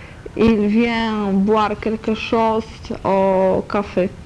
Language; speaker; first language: French; non-native, learner; Polish